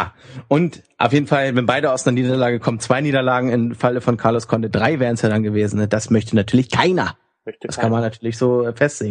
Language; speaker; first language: German; native; German